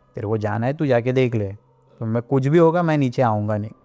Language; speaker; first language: Hindi; non-native, local second language; Marathi